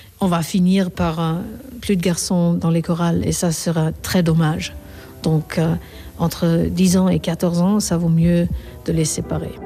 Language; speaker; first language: French; non-native, fluent; Korean